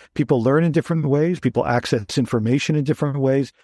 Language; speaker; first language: English; native; English